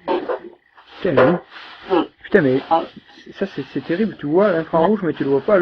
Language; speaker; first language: French; native; French